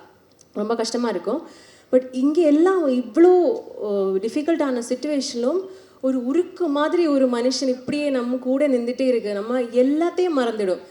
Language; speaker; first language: Tamil; non-native, learner; Malayalam